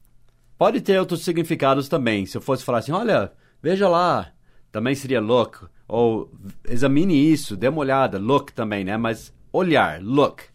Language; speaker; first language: Portuguese; non-native, fluent; English